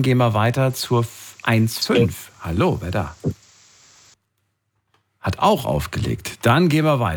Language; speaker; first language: German; native; German